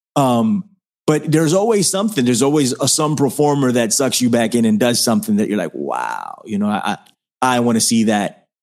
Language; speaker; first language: English; native; English